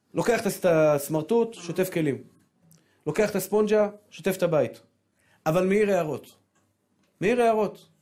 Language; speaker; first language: Hebrew; native; Hebrew